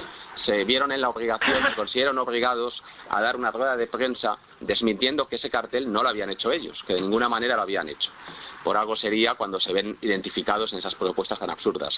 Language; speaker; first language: Spanish; native; Spanish